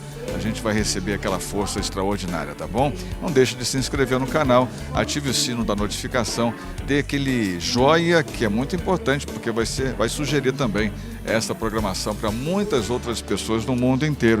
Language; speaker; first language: Portuguese; native; Portuguese